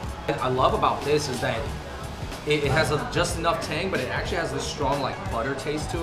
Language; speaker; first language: English; native; English